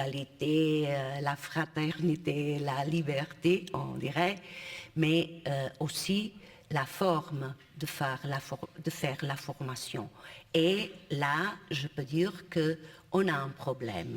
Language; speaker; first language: French; non-native, fluent; Portuguese